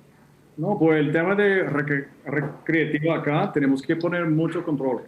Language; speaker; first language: Spanish; non-native, fluent; English